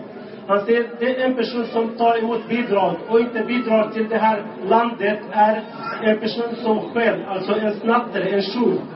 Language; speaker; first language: Swedish; non-native, local second language; Arabic